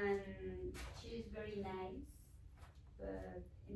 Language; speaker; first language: English; non-native, learner; Spanish